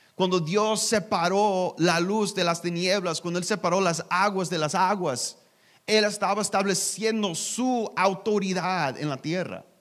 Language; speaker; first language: Spanish; non-native, learner; English